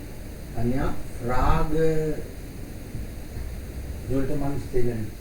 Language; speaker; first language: German; non-native, fluent; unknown